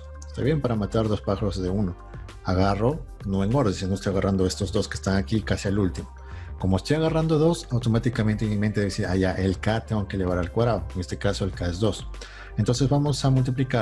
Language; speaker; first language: Spanish; native; Spanish